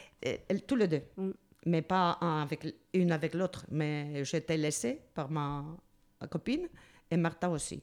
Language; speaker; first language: French; non-native, learner; Spanish